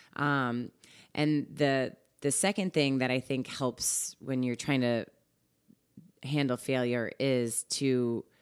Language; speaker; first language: English; native; English